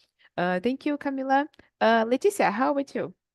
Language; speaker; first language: English; non-native, learner; Portuguese